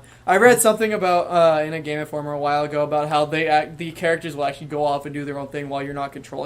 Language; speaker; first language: English; native; English